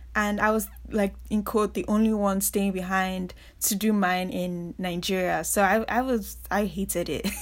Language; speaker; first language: English; non-native, local second language; Yoruba